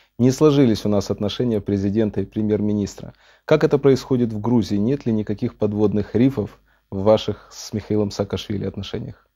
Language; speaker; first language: Russian; native; Russian